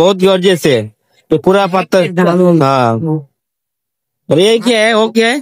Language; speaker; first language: Hindi; non-native, learner; Bangla